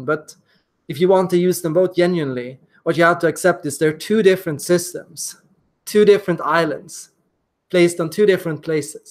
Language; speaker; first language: English; non-native, fluent; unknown